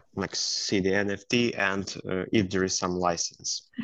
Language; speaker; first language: English; non-native, fluent; Russian